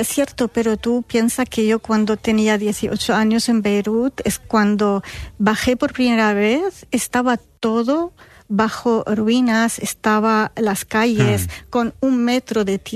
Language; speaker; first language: Spanish; non-native, fluent; Arabic